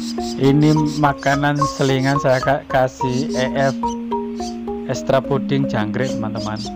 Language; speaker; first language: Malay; non-native, local second language; Javanese